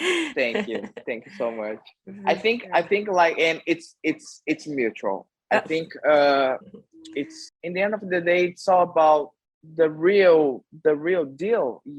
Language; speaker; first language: English; non-native, fluent; Portuguese